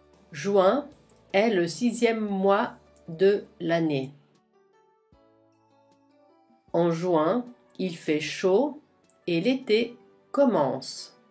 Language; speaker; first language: French; non-native, fluent; Italian